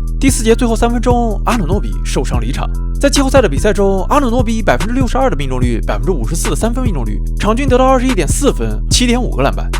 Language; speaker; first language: Chinese; native; Chinese